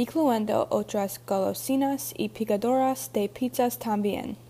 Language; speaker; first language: Spanish; non-native, learner; English